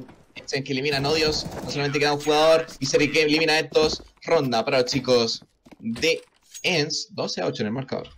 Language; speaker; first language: Spanish; native; Spanish